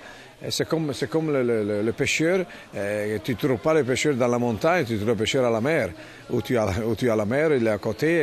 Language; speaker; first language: French; non-native, fluent; Italian